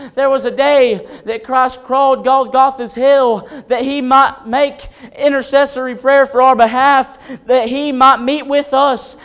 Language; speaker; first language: English; native; English